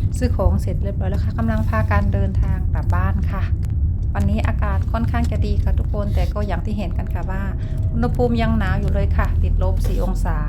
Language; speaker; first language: Thai; native; Thai